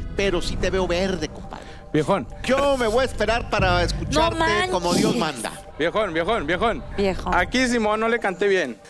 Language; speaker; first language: Spanish; native; Spanish